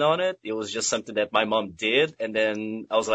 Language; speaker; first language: English; non-native, fluent; Portuguese